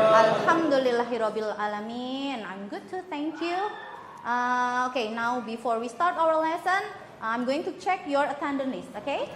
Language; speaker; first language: English; non-native, fluent; Indonesian